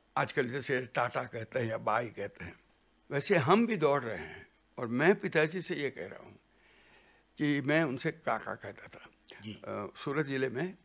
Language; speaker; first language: Hindi; non-native, local second language; Gujarati